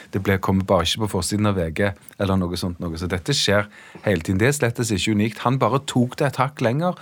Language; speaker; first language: Norwegian; native; Norwegian